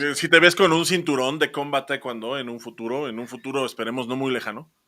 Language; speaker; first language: Spanish; native; Spanish